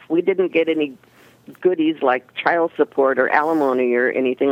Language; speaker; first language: English; native; English